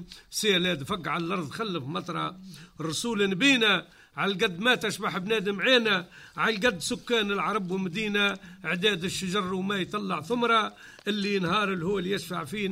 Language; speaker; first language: Arabic; native; Arabic